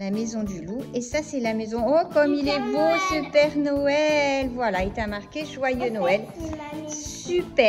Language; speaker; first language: French; native; French